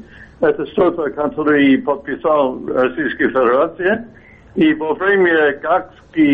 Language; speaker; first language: Russian; non-native, fluent; English